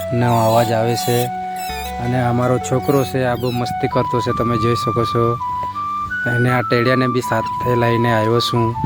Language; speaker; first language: Gujarati; non-native, local second language; Bhili